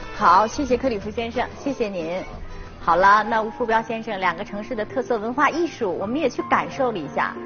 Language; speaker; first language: Chinese; native; Chinese